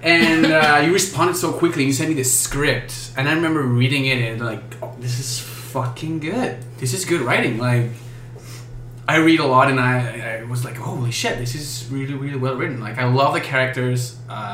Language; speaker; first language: English; non-native, fluent; Spanish